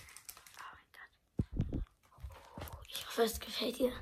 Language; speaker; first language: German; early bilingual, other home language; Filipino